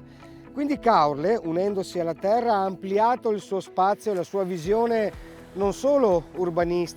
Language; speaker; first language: Italian; native; Italian